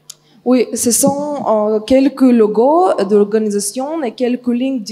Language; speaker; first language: French; non-native, fluent; Bulgarian